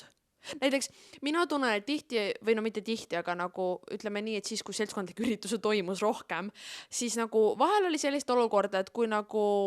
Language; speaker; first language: Estonian; native; Estonian